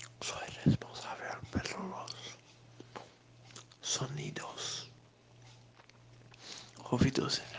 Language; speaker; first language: Spanish; non-native, learner; Portuguese